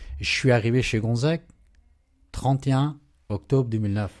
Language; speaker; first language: French; non-native, learner; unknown